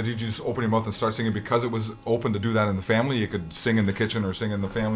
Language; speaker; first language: English; native; English